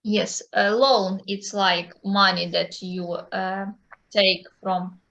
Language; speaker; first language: English; non-native, fluent; Ukrainian